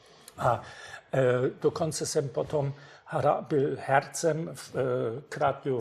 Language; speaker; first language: Czech; non-native, fluent; German